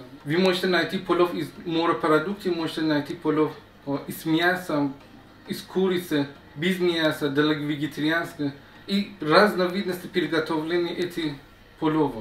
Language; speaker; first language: Russian; non-native, learner; Persian